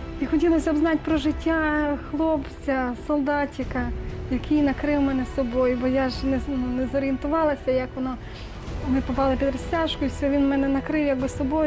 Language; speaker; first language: Ukrainian; native; Ukrainian